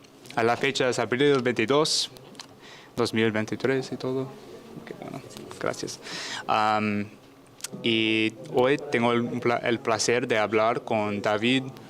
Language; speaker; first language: Spanish; non-native, learner; English